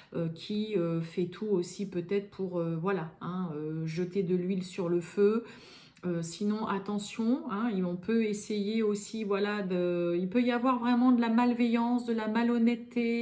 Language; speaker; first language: French; native; French